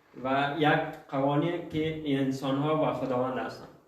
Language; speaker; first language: Persian; early bilingual, heritage; Persian